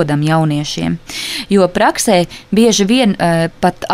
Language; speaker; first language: Latvian; native; Latvian